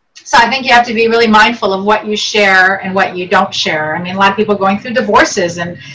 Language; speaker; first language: English; early bilingual, other home language; Arabic